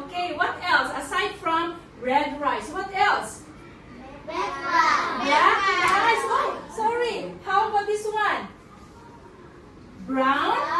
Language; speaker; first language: English; non-native, fluent; Filipino